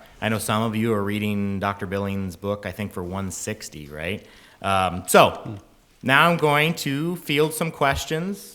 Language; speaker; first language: English; native; English